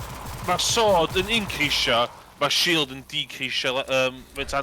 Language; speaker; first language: Welsh; native; Welsh